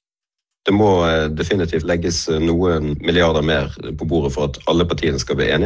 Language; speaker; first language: Norwegian; native; Norwegian